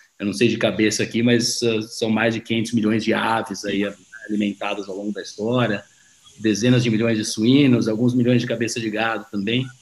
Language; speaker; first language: Portuguese; native; Portuguese